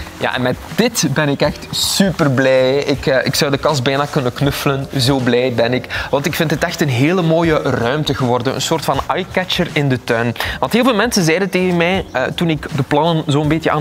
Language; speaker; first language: Dutch; native; Dutch